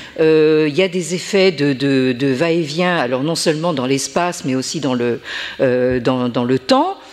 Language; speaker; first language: French; native; French